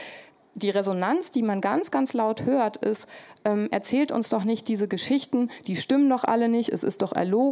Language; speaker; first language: German; native; German